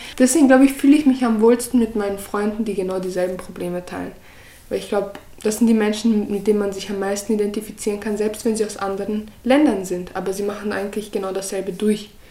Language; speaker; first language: German; early bilingual, other home language; Croatian